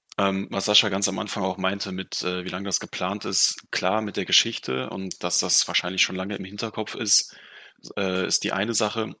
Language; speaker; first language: German; non-native, fluent; Russian